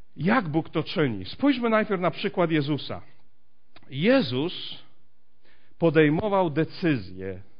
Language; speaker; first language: Polish; native; Polish